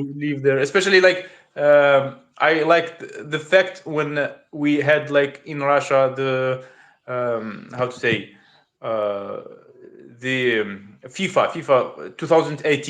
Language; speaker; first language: English; non-native, learner; Russian